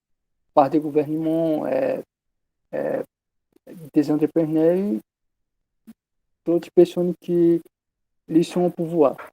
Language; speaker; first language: French; non-native, learner; Portuguese